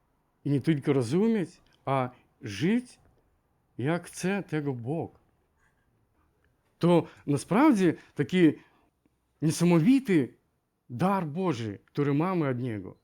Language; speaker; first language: Ukrainian; non-native, learner; Russian